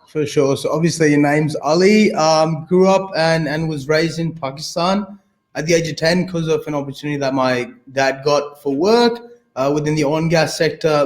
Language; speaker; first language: English; early bilingual, other home language; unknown